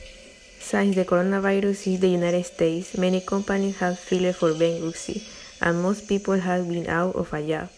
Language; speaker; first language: English; non-native, learner; Spanish